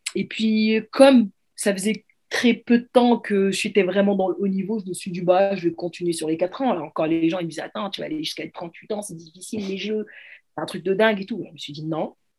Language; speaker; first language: French; early bilingual, other home language; Arabic